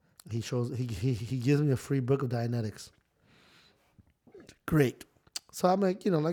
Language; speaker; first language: English; early bilingual, other home language; Spanish